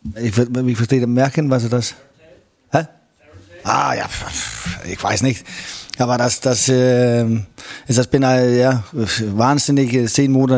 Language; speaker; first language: German; non-native, fluent; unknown